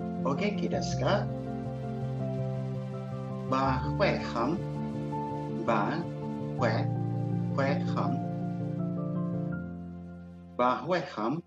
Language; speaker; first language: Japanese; non-native, learner; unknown